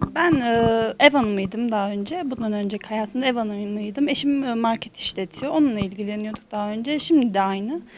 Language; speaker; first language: Turkish; native; Turkish